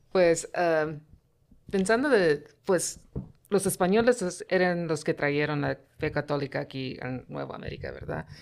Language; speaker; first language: Spanish; early bilingual, heritage; Spanish